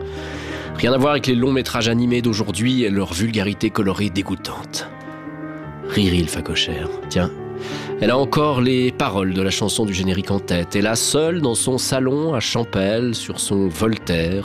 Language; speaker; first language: French; native; French